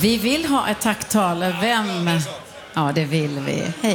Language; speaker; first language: Swedish; native; Swedish